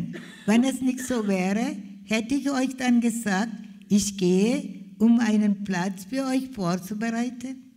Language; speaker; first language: German; non-native, fluent; Malayalam